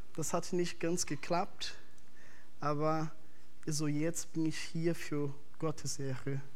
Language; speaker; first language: German; non-native, fluent; Portuguese